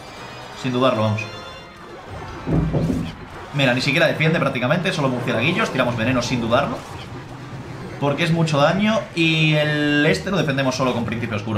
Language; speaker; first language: Spanish; native; Spanish